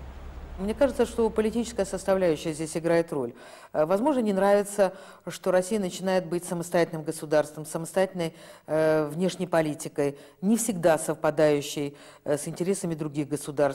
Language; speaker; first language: Russian; native; Russian